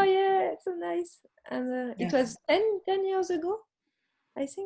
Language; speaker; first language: English; non-native, learner; French